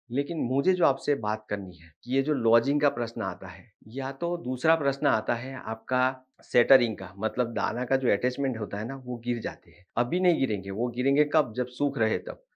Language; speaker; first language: Hindi; non-native, local second language; Marathi